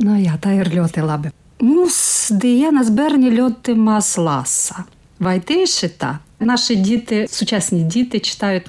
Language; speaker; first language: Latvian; non-native, learner; Ukrainian